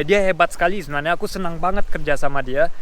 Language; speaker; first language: Indonesian; early bilingual, heritage; Indonesian